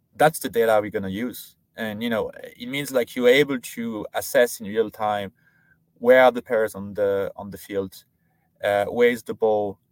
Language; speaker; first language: English; non-native, fluent; French